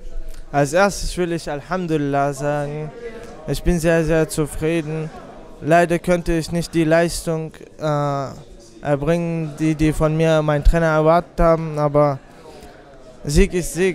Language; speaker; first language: German; non-native, fluent; Russian